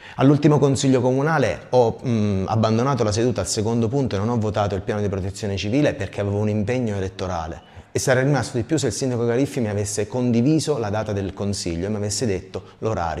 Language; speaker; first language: Italian; native; Italian